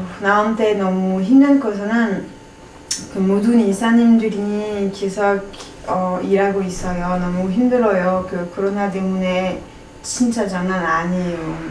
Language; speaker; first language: Korean; non-native, learner; French